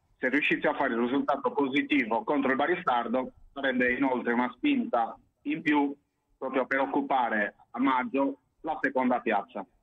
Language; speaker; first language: Italian; native; Italian